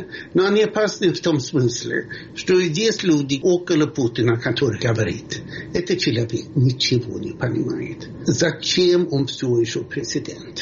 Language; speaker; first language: Russian; non-native, fluent; Swedish